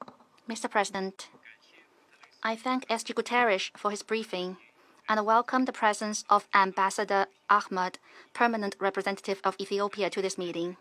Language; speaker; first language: English; non-native, fluent; Chinese